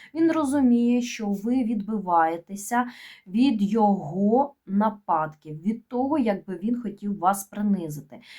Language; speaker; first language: Ukrainian; non-native, local second language; Russian